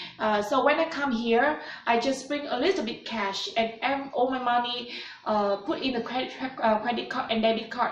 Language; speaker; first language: English; non-native, learner; Vietnamese